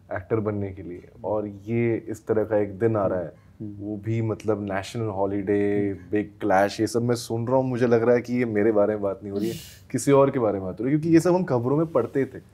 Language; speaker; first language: Hindi; native; Hindi